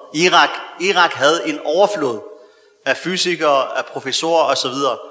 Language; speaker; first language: Danish; early bilingual, other home language; Arabic